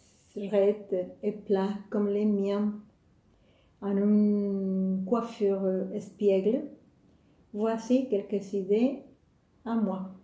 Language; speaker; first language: French; non-native, fluent; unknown